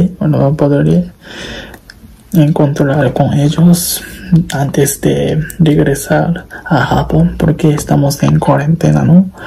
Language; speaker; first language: Spanish; non-native, learner; Japanese